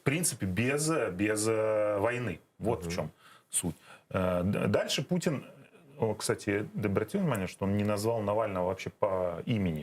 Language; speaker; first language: Russian; native; Russian